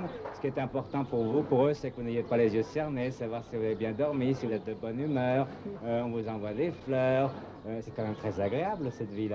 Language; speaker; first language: French; native; French